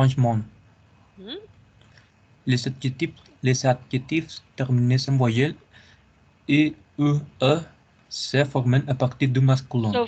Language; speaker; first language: French; non-native, learner; Spanish